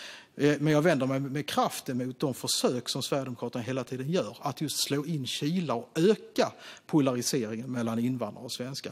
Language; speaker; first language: Swedish; native; Swedish